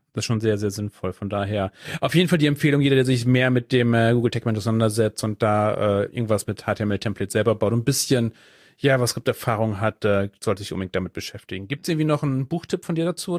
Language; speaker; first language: German; native; German